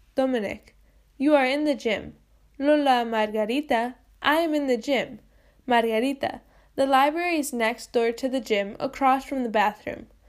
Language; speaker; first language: English; native; English